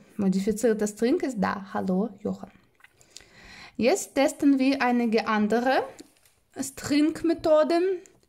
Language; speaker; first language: German; non-native, fluent; Russian